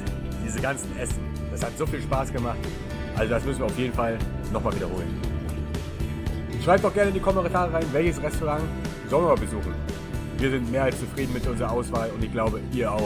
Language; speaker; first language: German; native; German